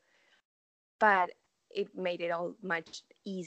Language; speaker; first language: English; non-native, fluent; Spanish